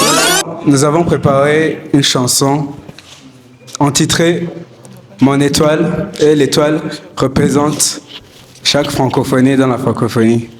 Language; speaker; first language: French; non-native, learner; Kinyarwanda